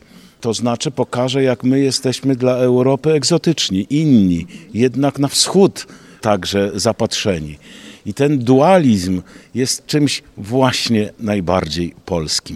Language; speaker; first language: Polish; native; Polish